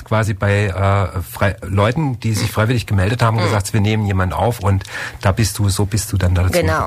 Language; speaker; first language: German; native; German